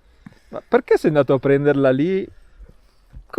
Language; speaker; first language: Italian; non-native, fluent; German